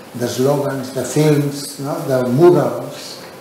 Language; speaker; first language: English; non-native, fluent; Catalan